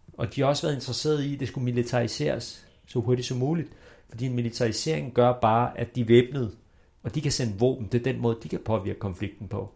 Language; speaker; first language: Danish; early bilingual, other home language; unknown